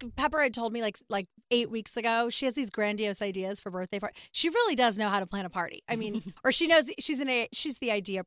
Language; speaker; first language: English; native; English